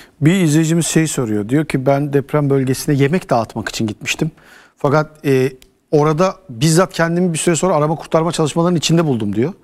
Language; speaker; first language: Turkish; native; Turkish